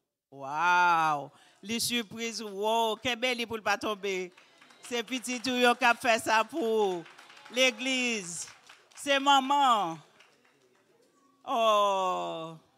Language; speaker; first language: French; native; French